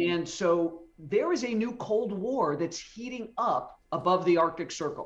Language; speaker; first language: English; native; English